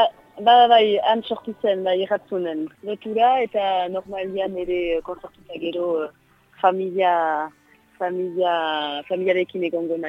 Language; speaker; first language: Basque; non-native, local second language; French